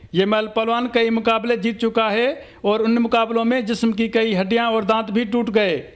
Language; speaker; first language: Urdu; non-native, local second language; Sindhi